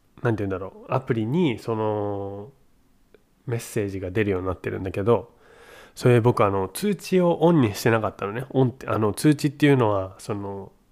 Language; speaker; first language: Japanese; native; Japanese